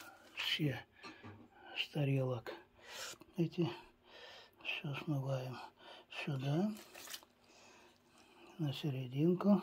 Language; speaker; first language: Russian; native; Russian